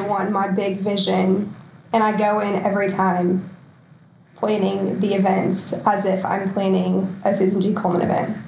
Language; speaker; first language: English; native; English